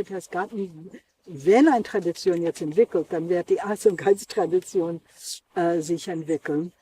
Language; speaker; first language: German; non-native, fluent; English